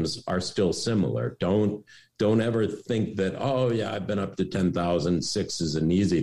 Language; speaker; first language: English; native; English